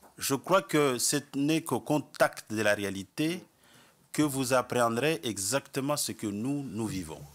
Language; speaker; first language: French; non-native, local second language; Comorian